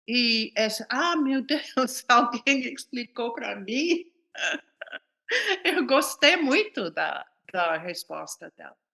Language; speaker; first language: Portuguese; non-native, fluent; English